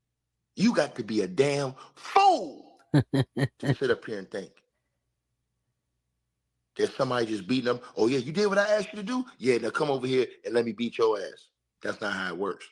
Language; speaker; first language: English; native; English